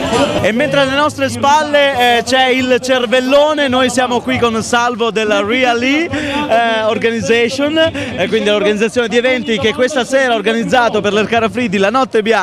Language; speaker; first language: Italian; native; Italian